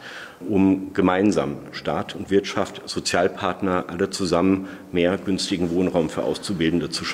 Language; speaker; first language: German; native; German